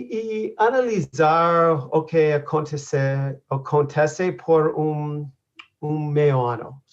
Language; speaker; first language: Portuguese; non-native, learner; English